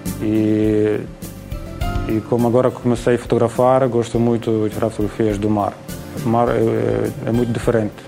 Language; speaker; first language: Portuguese; non-native, learner; Ukrainian